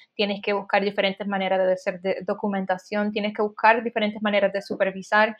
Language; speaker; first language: Spanish; native; Spanish